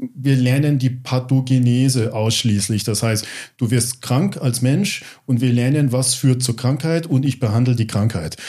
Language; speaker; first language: German; early bilingual, other home language; English